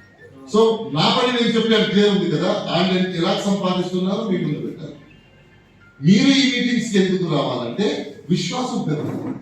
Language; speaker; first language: Telugu; non-native, fluent; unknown